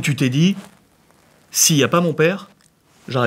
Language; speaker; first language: French; native; French